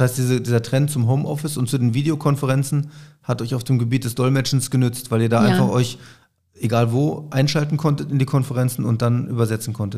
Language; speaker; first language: German; native; German